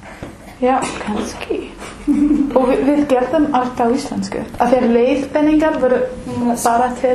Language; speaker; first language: Icelandic; non-native, learner; English